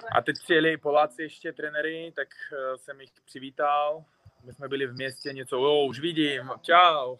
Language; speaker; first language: Czech; non-native, fluent; Uzbek